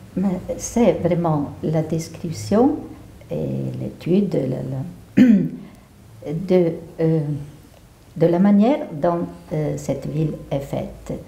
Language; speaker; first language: French; non-native, fluent; Italian